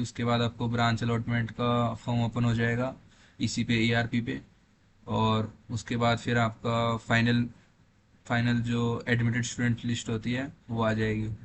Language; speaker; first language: Hindi; native; Hindi